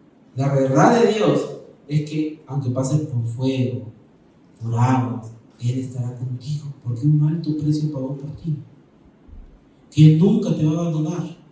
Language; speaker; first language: Spanish; native; Spanish